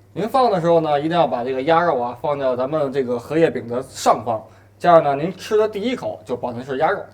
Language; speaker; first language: Chinese; native; Chinese